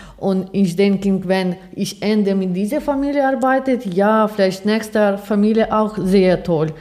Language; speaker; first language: German; non-native, learner; Ukrainian